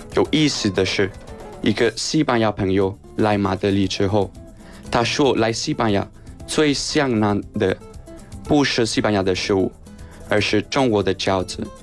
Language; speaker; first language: Chinese; non-native, fluent; Spanish